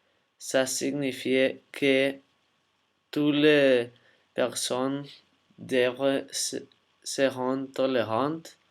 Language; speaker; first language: French; non-native, learner; Spanish